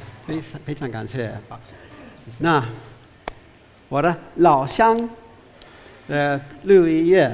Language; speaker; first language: Chinese; non-native, fluent; English